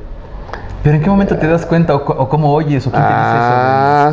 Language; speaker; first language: Spanish; native; Spanish